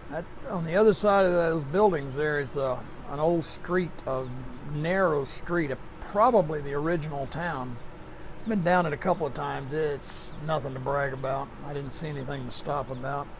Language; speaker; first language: English; native; English